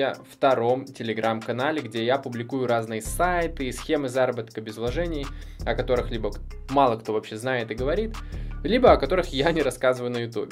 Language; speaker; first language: Russian; native; Russian